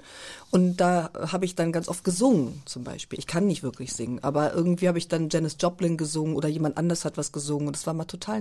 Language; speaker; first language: German; early bilingual, other home language; Turkish